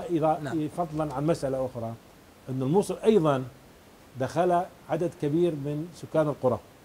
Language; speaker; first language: Arabic; native; Arabic